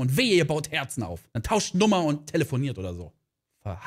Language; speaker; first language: German; native; German